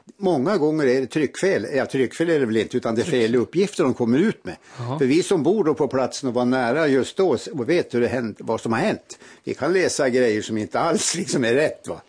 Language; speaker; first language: Swedish; native; Swedish